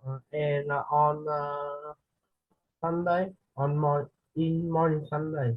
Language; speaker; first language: English; non-native, learner; Vietnamese